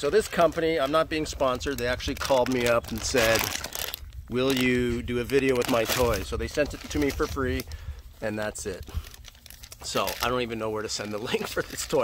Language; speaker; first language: English; native; English